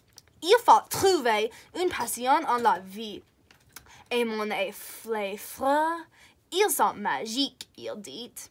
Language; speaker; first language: French; non-native, learner; English